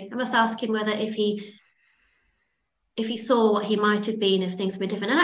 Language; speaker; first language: English; native; English